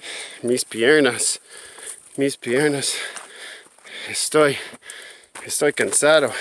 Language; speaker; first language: Spanish; non-native, learner; English